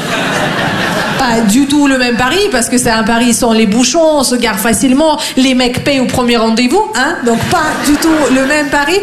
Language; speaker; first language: French; non-native, fluent; Russian